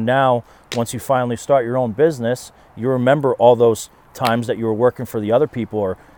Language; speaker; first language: English; native; English